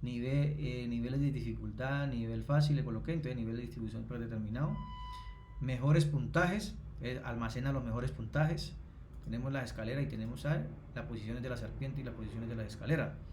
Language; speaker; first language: Spanish; native; Spanish